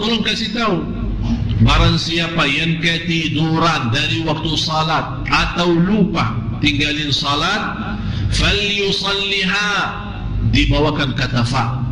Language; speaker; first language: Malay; non-native, fluent; Arabic